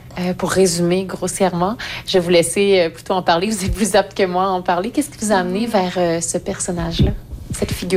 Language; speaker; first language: French; native; French